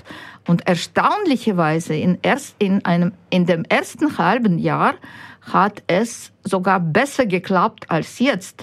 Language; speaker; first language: German; non-native, fluent; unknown